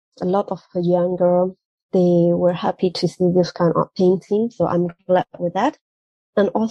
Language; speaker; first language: English; non-native, fluent; Burmese